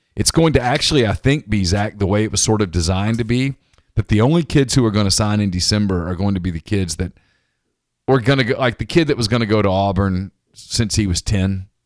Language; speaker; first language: English; native; English